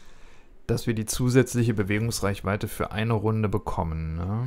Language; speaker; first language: German; native; German